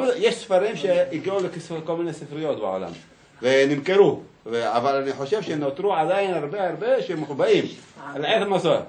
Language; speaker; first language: Hebrew; early bilingual, other home language; Arabic